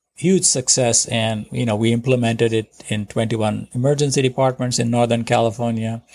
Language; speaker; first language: English; non-native, local second language; Telugu